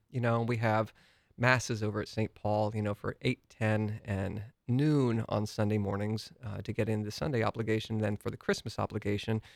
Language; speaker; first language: English; native; English